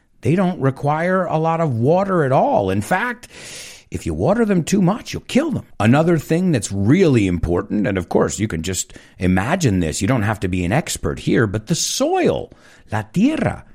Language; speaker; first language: English; early bilingual, other home language; Spanish